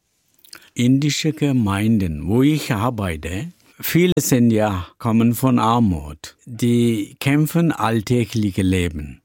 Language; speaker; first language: German; non-native, learner; Tamil